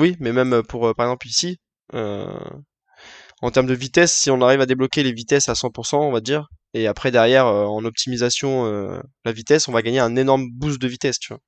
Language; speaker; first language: French; native; French